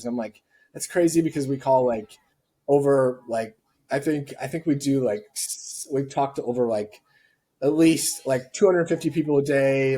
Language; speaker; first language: English; native; English